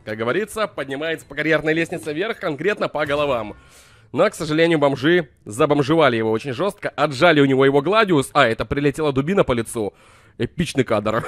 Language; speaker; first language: Russian; native; Russian